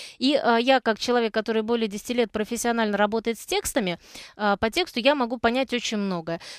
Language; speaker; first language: Russian; native; Russian